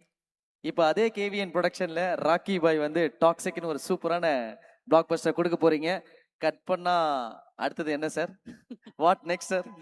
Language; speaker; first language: Tamil; native; Tamil